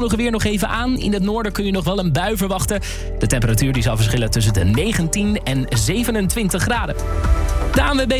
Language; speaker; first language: Dutch; native; Dutch